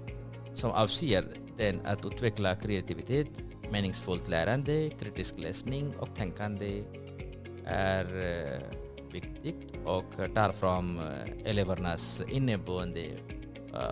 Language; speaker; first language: Swedish; non-native, fluent; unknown